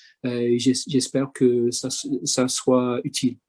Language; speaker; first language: French; non-native, fluent; English